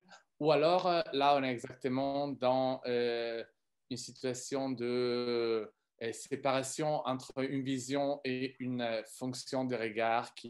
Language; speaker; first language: French; non-native, fluent; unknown